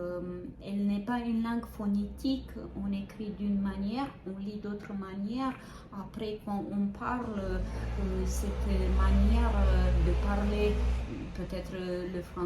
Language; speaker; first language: French; non-native, fluent; Ukrainian